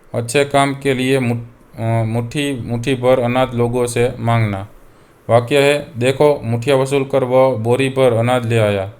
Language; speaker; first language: Hindi; non-native, local second language; Gujarati